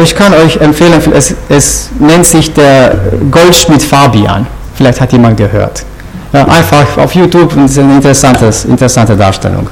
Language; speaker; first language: German; non-native, fluent; Romanian